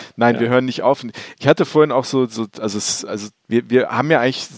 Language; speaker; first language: German; native; German